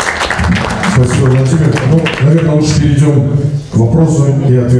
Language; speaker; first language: Russian; non-native, local second language; Kazakh